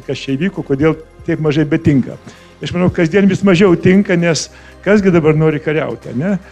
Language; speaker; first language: Lithuanian; native; Lithuanian